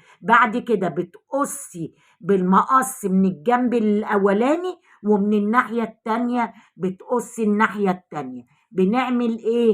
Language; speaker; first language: Arabic; native; Arabic